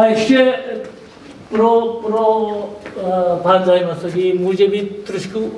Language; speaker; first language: Czech; non-native, learner; Korean